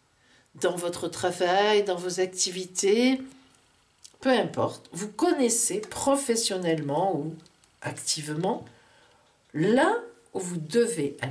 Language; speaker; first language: French; native; French